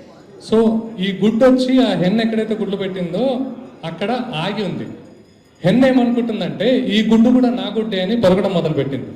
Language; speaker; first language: Telugu; native; Telugu